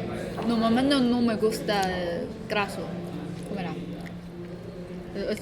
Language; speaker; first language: Spanish; non-native, fluent; Chinese